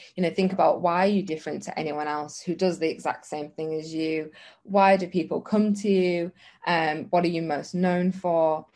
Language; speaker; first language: English; native; English